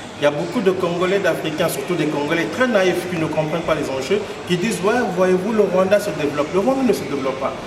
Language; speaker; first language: French; non-native, local second language; Lingala